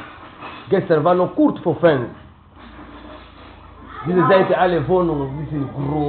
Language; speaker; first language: German; non-native, learner; Lingala